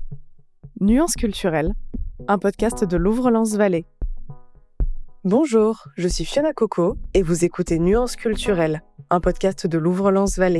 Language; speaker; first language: French; native; French